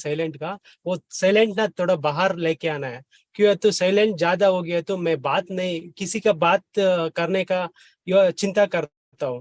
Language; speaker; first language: Hindi; non-native, learner; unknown